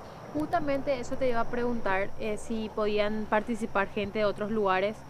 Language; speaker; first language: Spanish; native; Spanish